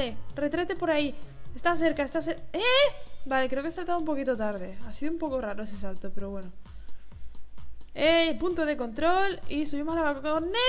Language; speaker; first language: Spanish; native; Spanish